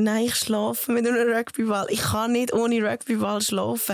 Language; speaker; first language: German; early bilingual, other home language; Spanish